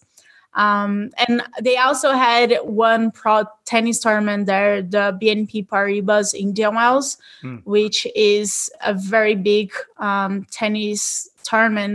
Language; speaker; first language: English; non-native, fluent; Portuguese